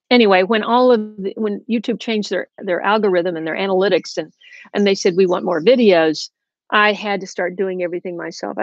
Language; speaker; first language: English; native; English